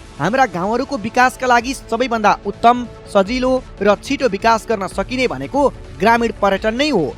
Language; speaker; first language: Nepali; native; Nepali